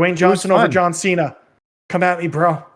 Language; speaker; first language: English; native; English